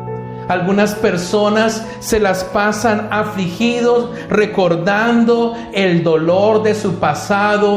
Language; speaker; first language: Spanish; native; Spanish